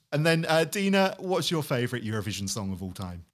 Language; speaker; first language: English; native; English